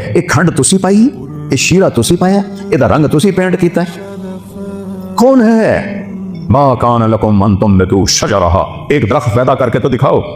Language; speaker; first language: Urdu; non-native, local second language; Punjabi